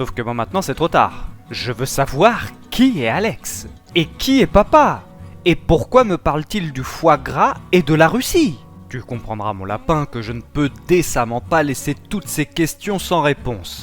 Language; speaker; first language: French; native; French